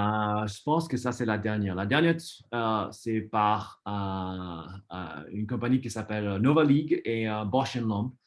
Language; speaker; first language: French; non-native, fluent; English